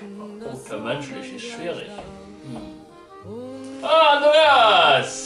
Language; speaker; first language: German; non-native, learner; Polish